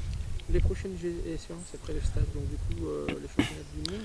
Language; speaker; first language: French; native; French